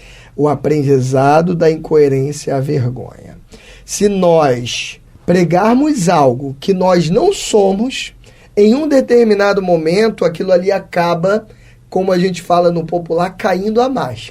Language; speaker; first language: Portuguese; native; Portuguese